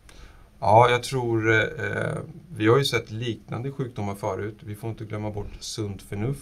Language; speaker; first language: Swedish; non-native, fluent; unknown